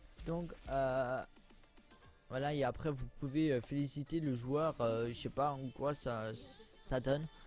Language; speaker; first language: French; native; French